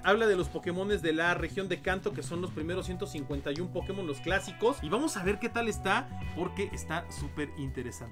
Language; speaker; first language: Spanish; native; Spanish